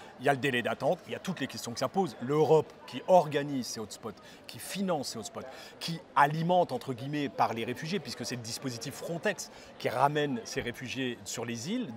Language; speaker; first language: French; native; French